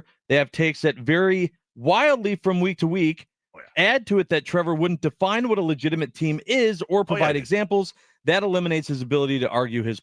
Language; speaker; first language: English; native; English